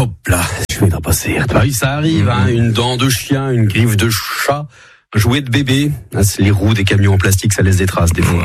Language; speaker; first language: French; native; French